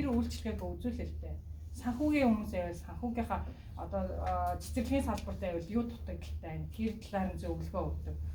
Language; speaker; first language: Mongolian; native; Mongolian